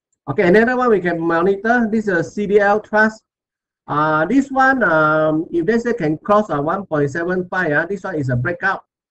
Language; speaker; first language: English; non-native, local second language; Chinese